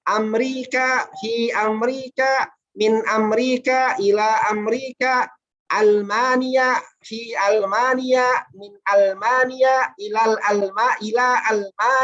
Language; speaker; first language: Arabic; non-native, fluent; Indonesian